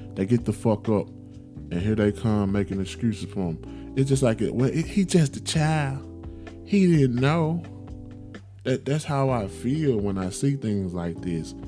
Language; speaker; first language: English; native; English